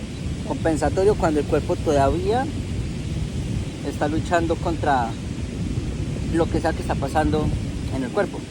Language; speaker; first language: Spanish; native; Spanish